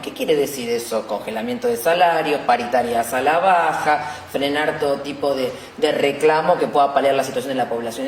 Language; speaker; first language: Spanish; native; Spanish